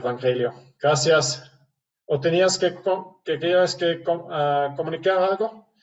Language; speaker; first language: Spanish; non-native, fluent; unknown